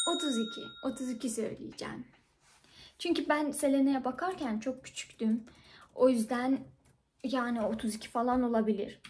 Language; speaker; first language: Turkish; non-native, fluent; Persian